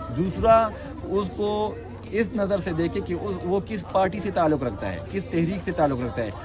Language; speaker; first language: Urdu; non-native, local second language; Pashto